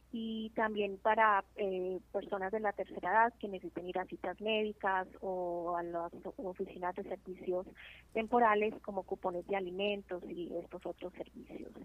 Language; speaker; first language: Spanish; native; Spanish